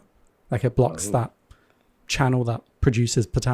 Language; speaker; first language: English; native; English